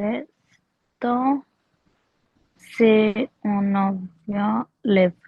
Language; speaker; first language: French; non-native, learner; Hindi